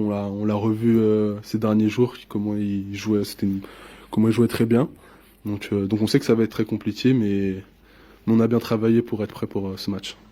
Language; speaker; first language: French; native; French